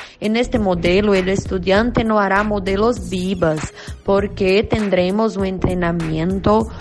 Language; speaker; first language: Spanish; non-native, learner; Portuguese